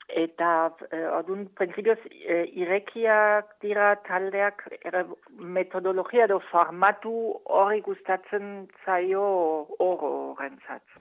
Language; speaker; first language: Basque; non-native, fluent; German